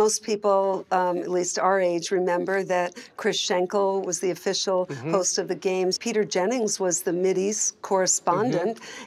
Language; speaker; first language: English; native; English